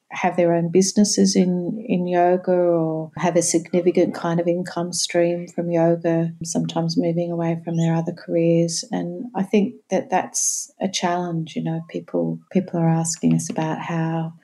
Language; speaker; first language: English; native; English